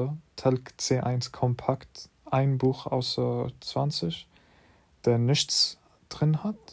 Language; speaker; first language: German; non-native, fluent; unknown